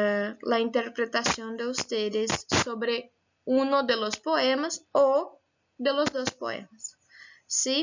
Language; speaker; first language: Spanish; non-native, fluent; Portuguese